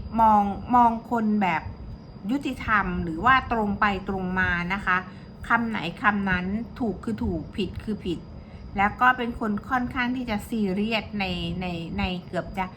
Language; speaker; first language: Thai; native; Thai